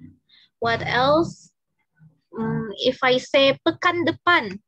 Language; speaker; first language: English; non-native, fluent; Indonesian